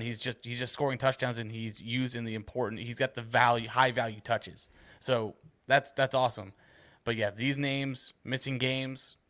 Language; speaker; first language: English; native; English